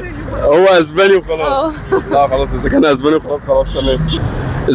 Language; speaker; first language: Arabic; native; Arabic